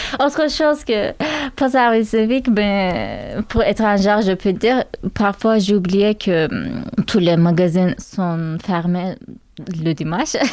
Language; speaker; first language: French; non-native, learner; Turkish